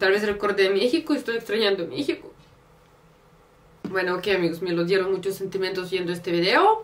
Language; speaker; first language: Spanish; non-native, fluent; Russian